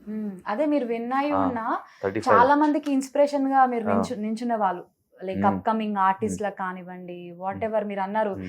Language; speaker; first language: Telugu; native; Telugu